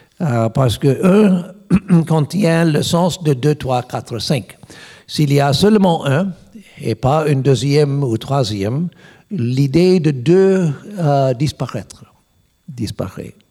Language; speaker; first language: French; non-native, learner; English